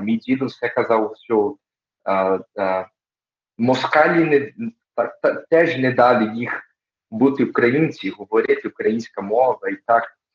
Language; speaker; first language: Ukrainian; early bilingual, heritage; Ukrainian